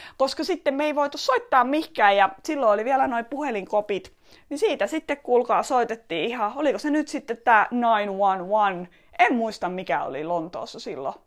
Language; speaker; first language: Finnish; early bilingual, other home language; Estonian